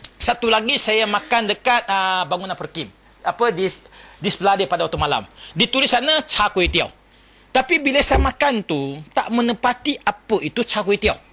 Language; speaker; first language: Malay; non-native, local second language; Chinese